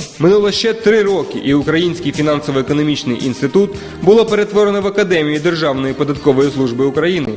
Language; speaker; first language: Ukrainian; native; Ukrainian